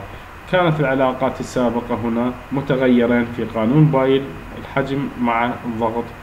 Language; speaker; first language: Arabic; native; Arabic